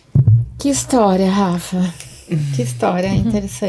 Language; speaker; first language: Portuguese; native; Portuguese